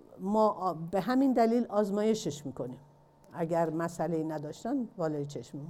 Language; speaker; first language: Persian; native; Persian